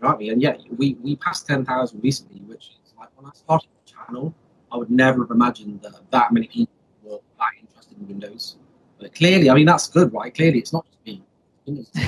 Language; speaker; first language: English; native; English